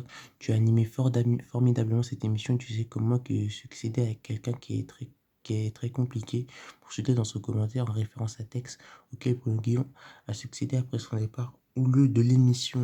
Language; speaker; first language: French; native; French